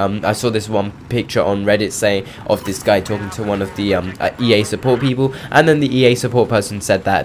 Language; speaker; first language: English; native; English